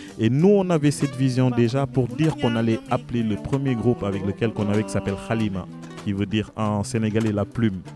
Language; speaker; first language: French; non-native, local second language; Wolof